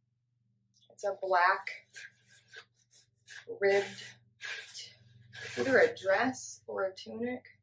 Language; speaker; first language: English; native; English